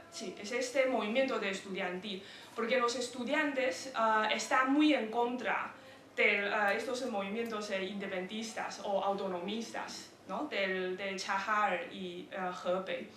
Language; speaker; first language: Spanish; non-native, fluent; Chinese